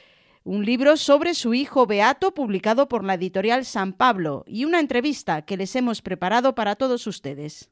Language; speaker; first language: Spanish; native; Spanish